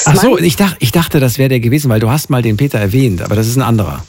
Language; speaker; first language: German; native; German